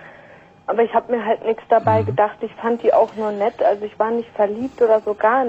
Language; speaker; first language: German; native; German